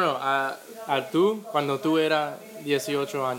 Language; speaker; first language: Spanish; early bilingual, heritage; Spanish